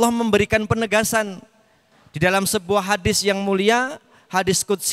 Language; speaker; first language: Indonesian; native; Indonesian